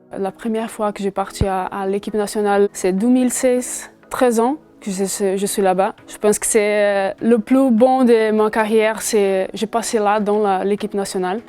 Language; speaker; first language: French; non-native, fluent; Portuguese